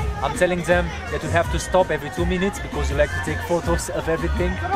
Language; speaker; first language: English; non-native, fluent; Romanian